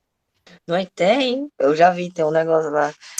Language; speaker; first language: Portuguese; native; Portuguese